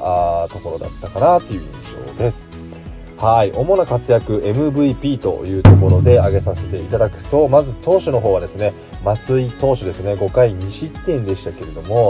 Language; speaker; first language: Japanese; native; Japanese